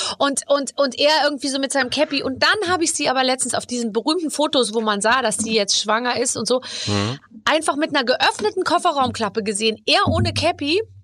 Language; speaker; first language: German; native; German